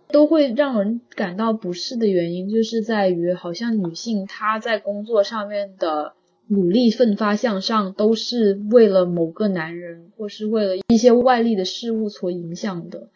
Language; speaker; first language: Chinese; native; Chinese